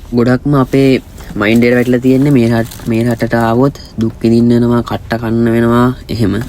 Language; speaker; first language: Sinhala; native; Sinhala